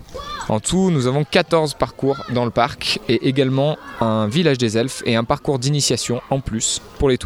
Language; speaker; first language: French; native; French